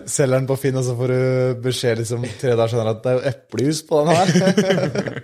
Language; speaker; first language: Norwegian; native; Norwegian